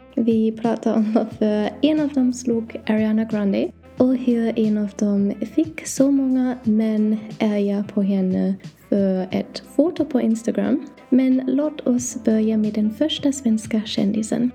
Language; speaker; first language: Swedish; non-native, learner; English